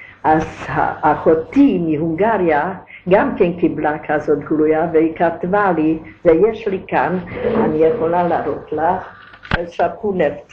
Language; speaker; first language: Hebrew; non-native, learner; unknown